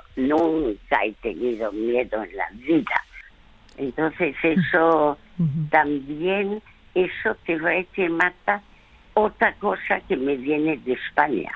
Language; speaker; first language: Spanish; early bilingual, other home language; French